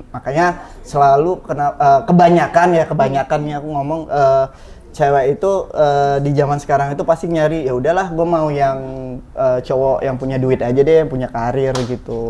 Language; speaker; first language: Indonesian; native; Indonesian